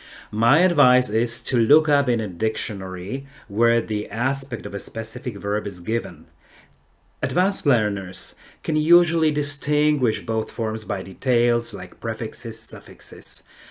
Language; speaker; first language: English; non-native, fluent; Polish